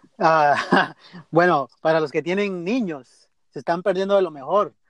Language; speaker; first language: Spanish; native; Spanish